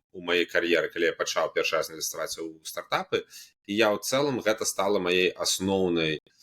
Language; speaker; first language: Belarusian; native; Belarusian